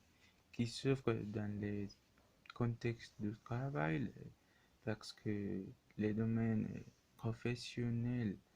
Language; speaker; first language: French; non-native, learner; Spanish